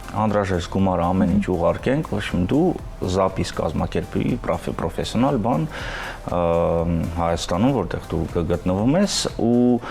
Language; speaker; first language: Armenian; early bilingual, heritage; Armenian